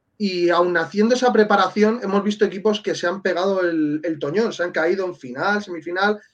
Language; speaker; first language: Spanish; native; Spanish